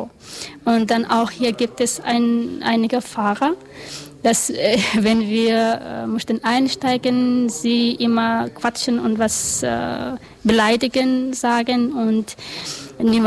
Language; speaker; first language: German; non-native, learner; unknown